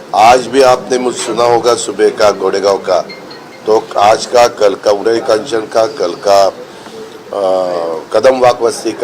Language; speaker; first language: Hindi; non-native, local second language; Marathi